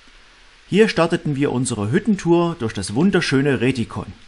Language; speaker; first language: German; native; German